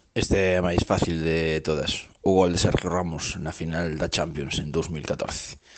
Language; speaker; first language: Galician; native; Galician